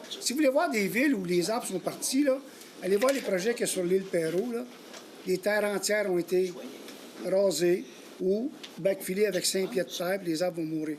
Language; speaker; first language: French; native; French